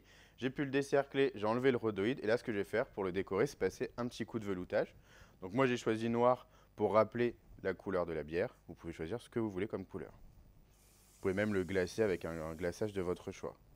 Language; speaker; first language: French; native; French